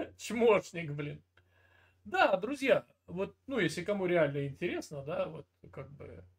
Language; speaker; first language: Russian; native; Russian